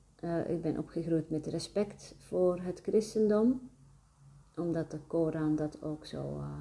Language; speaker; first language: Dutch; early bilingual, other home language; Arabic